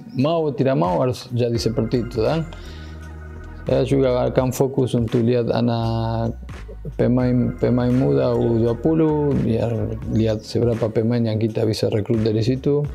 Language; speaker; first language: Indonesian; non-native, fluent; Spanish